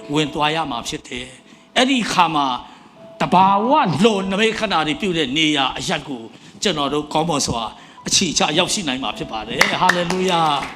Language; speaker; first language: Burmese; non-native, local second language; Tedim Chin